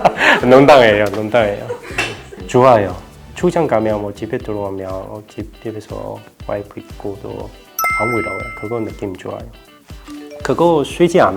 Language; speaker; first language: Korean; non-native, learner; Chinese